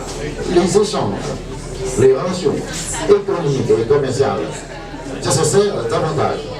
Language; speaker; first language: French; non-native, fluent; Chinese